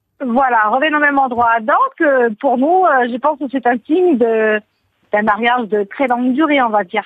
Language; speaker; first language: French; native; French